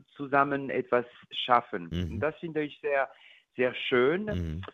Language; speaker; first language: German; non-native, learner; French